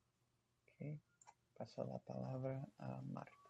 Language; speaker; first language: Spanish; non-native, fluent; Portuguese